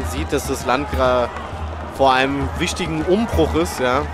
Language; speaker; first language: German; native; German